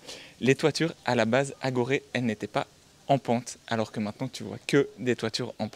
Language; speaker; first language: French; native; French